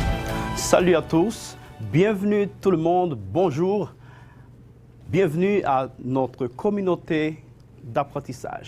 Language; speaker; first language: French; non-native, fluent; Spanish